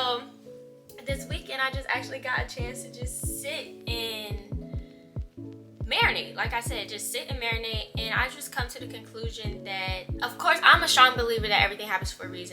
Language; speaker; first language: English; native; English